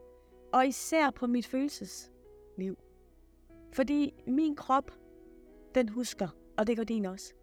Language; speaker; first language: Danish; native; Danish